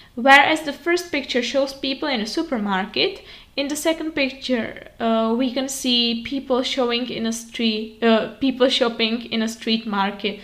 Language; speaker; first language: English; non-native, fluent; Czech